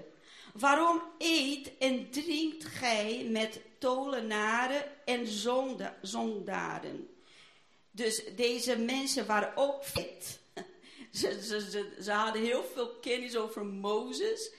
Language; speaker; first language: Dutch; non-native, fluent; Portuguese